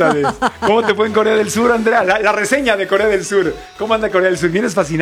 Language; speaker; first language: Spanish; native; Spanish